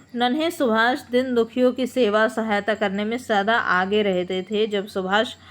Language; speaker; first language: Hindi; non-native, local second language; Bangla